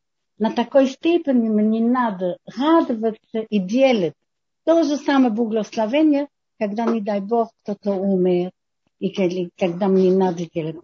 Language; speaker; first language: Russian; non-native, fluent; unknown